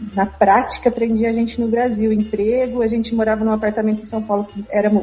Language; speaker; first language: Portuguese; native; Portuguese